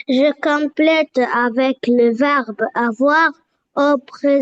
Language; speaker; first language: French; non-native, learner; Arabic